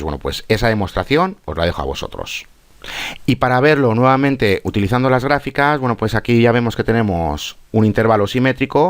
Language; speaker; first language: Spanish; native; Spanish